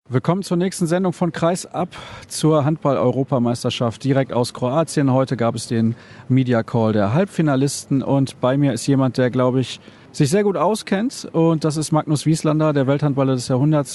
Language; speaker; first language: German; native; German